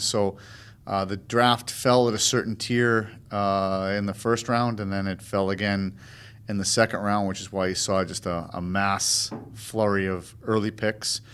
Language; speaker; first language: English; native; English